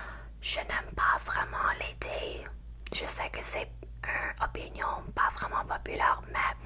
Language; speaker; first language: French; non-native, learner; English